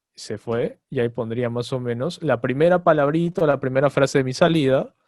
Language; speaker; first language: Spanish; native; Spanish